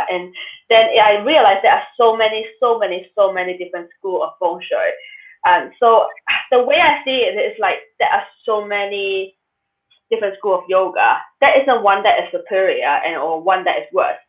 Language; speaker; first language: English; non-native, local second language; Cantonese